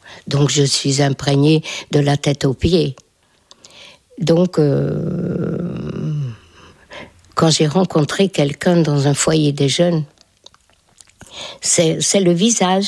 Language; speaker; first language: French; non-native, fluent; Hungarian